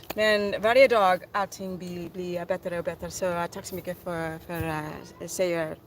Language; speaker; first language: Swedish; non-native, learner; English